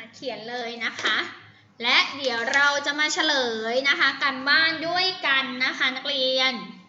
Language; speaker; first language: Thai; native; Thai